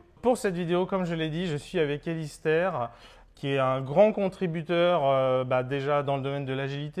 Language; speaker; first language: French; native; French